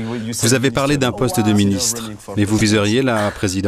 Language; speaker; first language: French; native; French